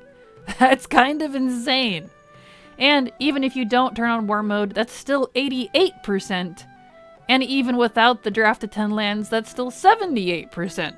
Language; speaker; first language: English; native; English